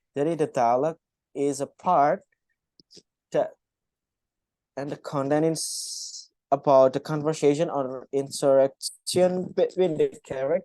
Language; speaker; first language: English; non-native, fluent; Indonesian